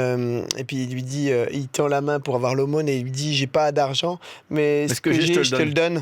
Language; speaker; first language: French; native; French